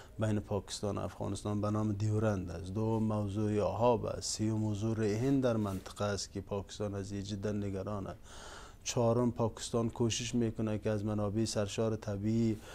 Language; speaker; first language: Persian; non-native, local second language; Uzbek